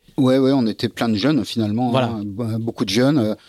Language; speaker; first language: French; native; French